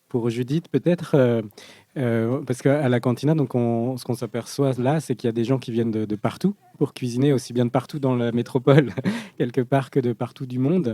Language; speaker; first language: French; native; French